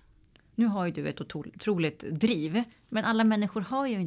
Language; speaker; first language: Swedish; native; Swedish